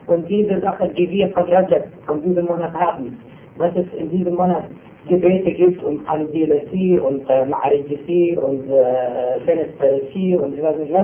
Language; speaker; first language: German; non-native, fluent; Arabic